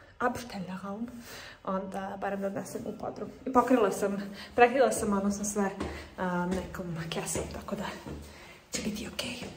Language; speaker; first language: Serbian; early bilingual, heritage; Serbian